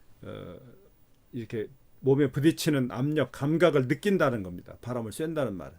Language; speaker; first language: Korean; native; Korean